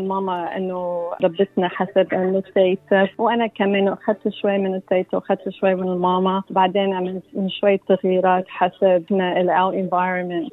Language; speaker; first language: Arabic; early bilingual, other home language; English